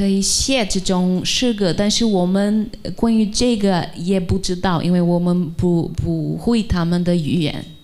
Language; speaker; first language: Chinese; non-native, fluent; Portuguese